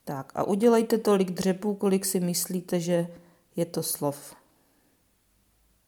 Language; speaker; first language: Czech; native; Czech